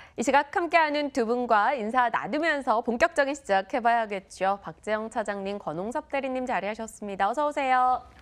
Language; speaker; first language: Korean; native; Korean